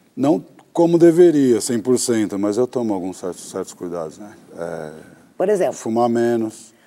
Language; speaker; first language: Portuguese; native; Portuguese